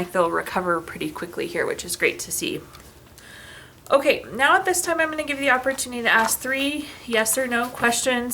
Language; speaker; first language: English; native; English